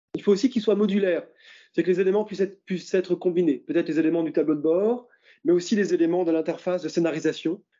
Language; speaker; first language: French; native; French